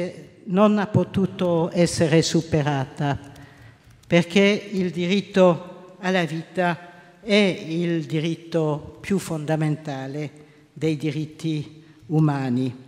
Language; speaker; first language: Italian; non-native, local second language; French